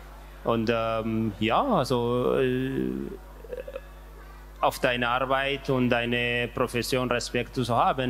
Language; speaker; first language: German; non-native, learner; Tigrinya